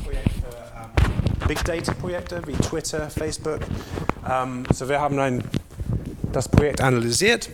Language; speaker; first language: German; non-native, fluent; English